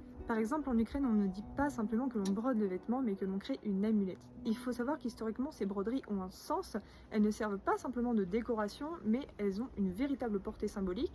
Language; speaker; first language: French; native; French